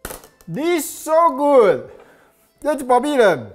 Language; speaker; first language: German; non-native, learner; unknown